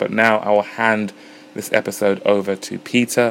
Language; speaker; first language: English; non-native, local second language; Ganda